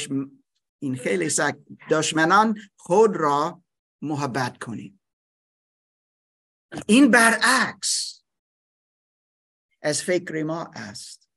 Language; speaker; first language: Persian; non-native, fluent; English